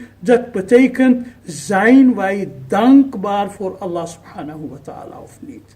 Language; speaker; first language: Dutch; non-native, fluent; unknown